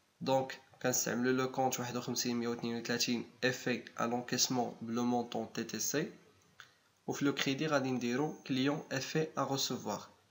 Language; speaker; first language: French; non-native, local second language; Arabic